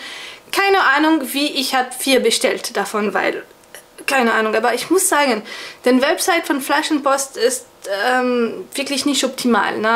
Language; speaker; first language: German; non-native, fluent; French